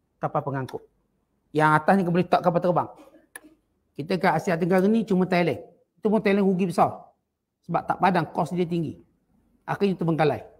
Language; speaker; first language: Malay; native; Malay